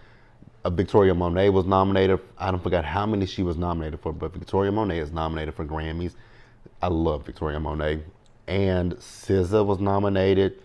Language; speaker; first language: English; native; English